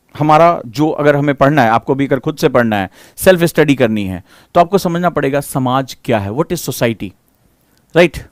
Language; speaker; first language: Hindi; native; Hindi